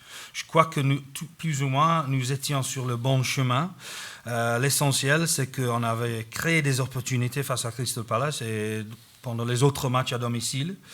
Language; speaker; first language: French; non-native, fluent; English